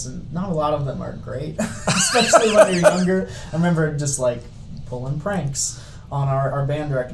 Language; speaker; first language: English; native; English